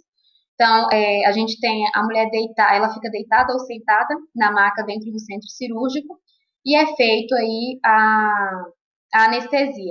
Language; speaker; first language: Portuguese; native; Portuguese